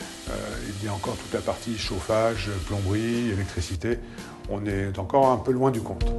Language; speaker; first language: French; native; French